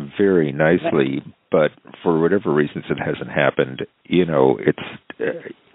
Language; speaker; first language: English; native; English